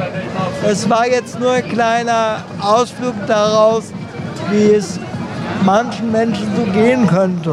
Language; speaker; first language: German; native; German